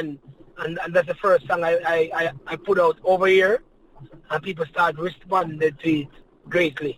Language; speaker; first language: English; non-native, local second language; Jamaican Creole English